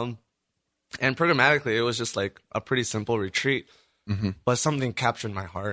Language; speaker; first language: English; native; English